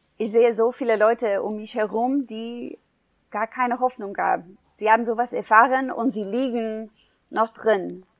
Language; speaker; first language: German; non-native, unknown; English